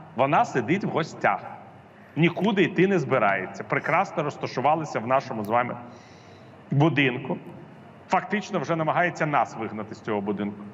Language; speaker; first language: Ukrainian; non-native, local second language; Russian